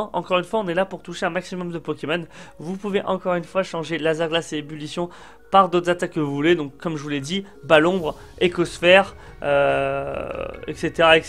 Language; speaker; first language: French; native; French